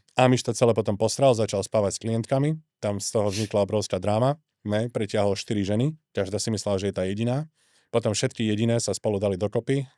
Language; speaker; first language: Slovak; native; Slovak